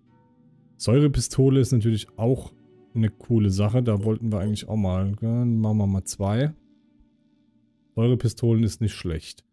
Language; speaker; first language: German; native; German